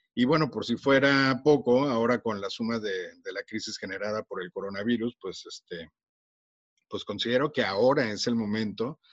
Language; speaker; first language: Spanish; native; Spanish